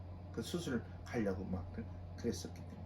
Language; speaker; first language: Korean; native; Korean